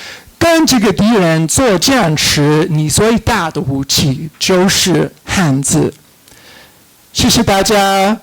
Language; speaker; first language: Chinese; non-native, fluent; English